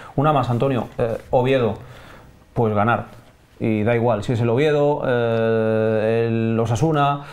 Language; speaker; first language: Spanish; non-native, local second language; Catalan